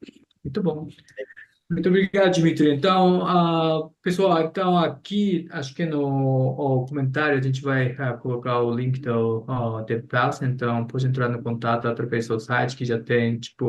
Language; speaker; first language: Portuguese; non-native, fluent; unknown